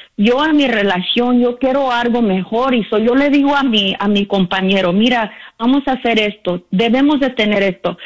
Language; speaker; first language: Spanish; early bilingual, heritage; Spanish